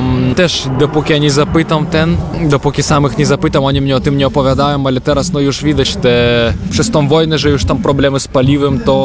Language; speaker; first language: Polish; non-native, learner; Russian